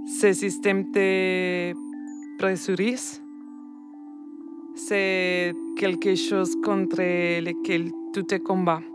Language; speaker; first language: French; non-native, learner; Spanish